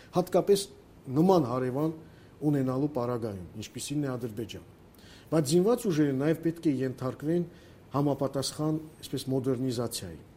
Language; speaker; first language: Armenian; native; Armenian